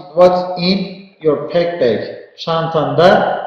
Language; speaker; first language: English; non-native, fluent; Turkish